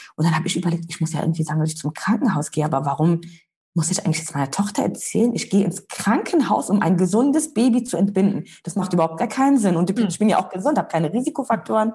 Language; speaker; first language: German; early bilingual, other home language; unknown